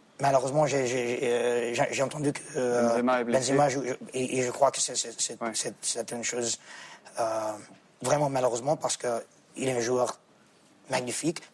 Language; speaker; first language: French; non-native, fluent; Arabic